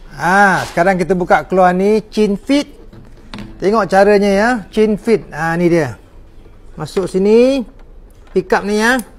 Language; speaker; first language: Malay; non-native, local second language; Chinese